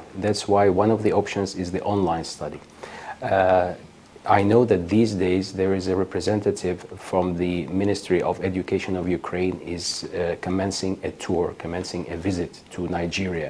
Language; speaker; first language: English; non-native, fluent; Ukrainian